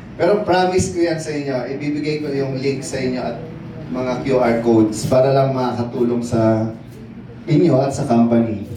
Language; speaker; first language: Filipino; native; Filipino